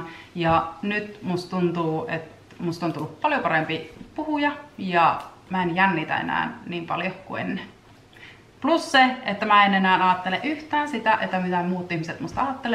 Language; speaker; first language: Finnish; native; Finnish